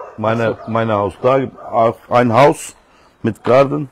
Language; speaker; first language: German; non-native, learner; Turkish